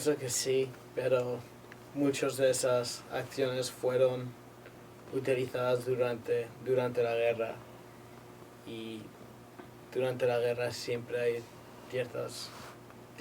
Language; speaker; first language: Spanish; native; Spanish